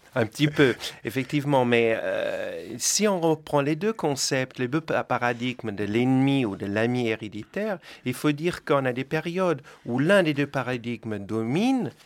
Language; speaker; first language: French; non-native, fluent; German